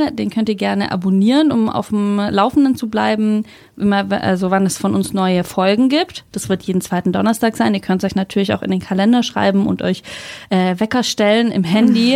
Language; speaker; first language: German; native; German